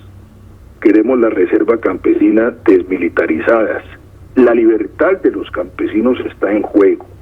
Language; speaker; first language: Spanish; native; Spanish